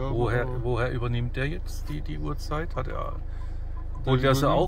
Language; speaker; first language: German; native; German